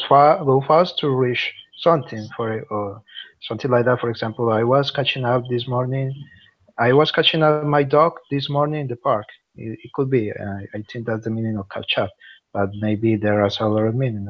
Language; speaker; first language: English; non-native, learner; Spanish